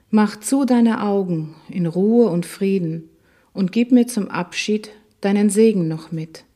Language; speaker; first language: German; native; German